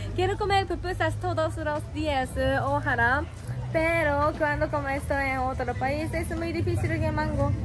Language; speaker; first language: Spanish; non-native, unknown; Japanese